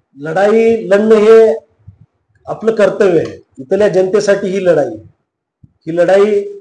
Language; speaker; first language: Marathi; native; Marathi